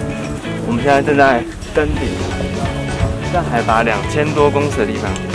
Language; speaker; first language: Chinese; native; Chinese